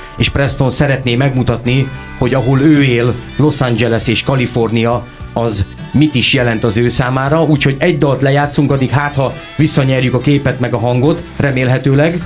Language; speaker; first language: Hungarian; native; Hungarian